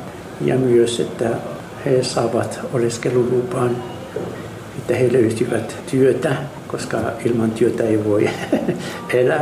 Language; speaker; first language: Finnish; non-native, fluent; Arabic